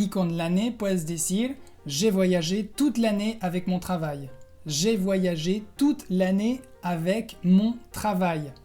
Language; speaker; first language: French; non-native, fluent; Spanish